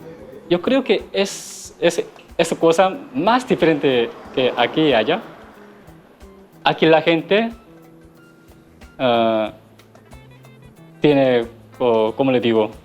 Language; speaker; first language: Spanish; non-native, learner; Korean